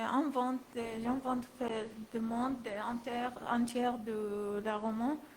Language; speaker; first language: French; non-native, learner; Arabic